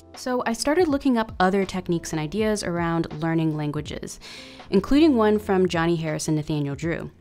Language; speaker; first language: English; native; English